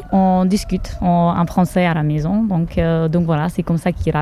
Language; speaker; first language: French; non-native, fluent; Slovak